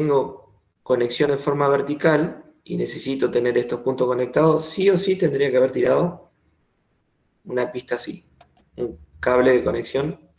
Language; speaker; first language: Spanish; native; Spanish